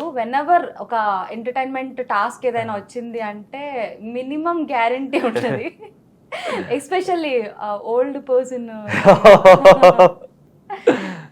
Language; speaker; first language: Telugu; native; Telugu